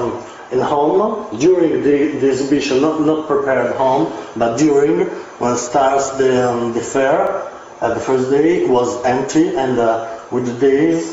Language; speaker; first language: English; non-native, learner; Italian